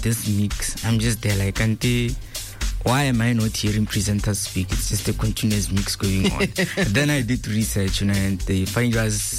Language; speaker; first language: English; non-native, local second language; Tswana